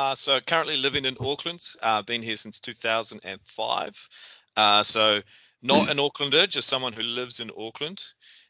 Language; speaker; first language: English; native; English